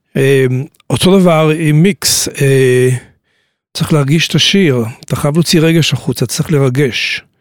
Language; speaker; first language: Hebrew; native; Hebrew